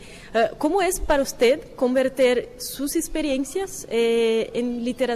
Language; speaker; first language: Spanish; non-native, fluent; Portuguese